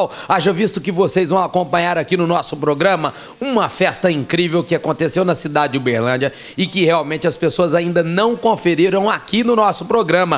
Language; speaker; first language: Portuguese; native; Portuguese